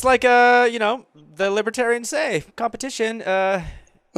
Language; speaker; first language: English; native; English